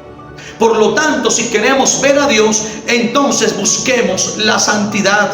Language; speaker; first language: Spanish; native; Spanish